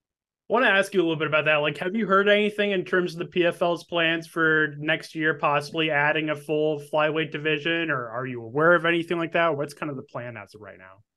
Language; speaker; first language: English; native; English